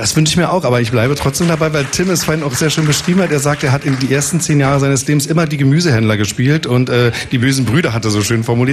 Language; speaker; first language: German; native; German